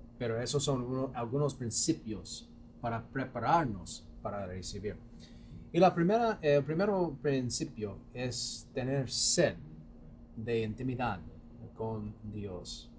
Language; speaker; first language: Spanish; non-native, fluent; English